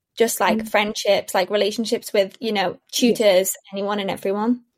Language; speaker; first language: English; native; English